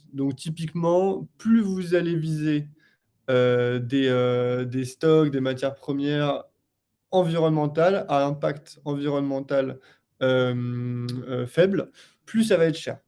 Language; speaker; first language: French; native; French